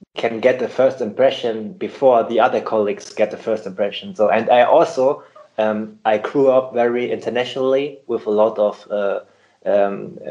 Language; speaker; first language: English; non-native, fluent; German